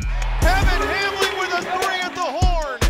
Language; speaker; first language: English; native; English